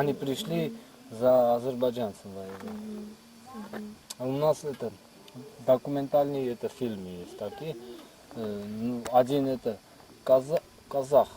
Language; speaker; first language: Russian; non-native, local second language; Armenian